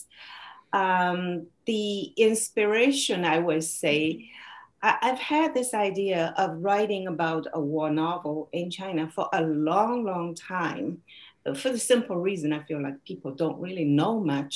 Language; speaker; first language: English; non-native, fluent; Chinese